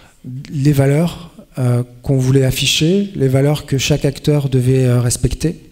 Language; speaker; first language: French; native; French